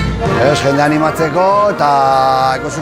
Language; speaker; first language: Basque; non-native, local second language; Spanish